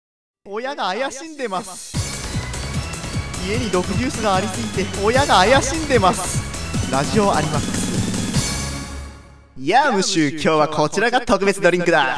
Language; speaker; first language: Japanese; native; Japanese